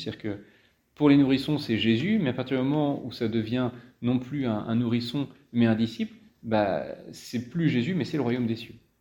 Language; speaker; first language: French; native; French